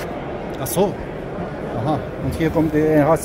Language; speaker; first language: German; non-native, learner; Romanian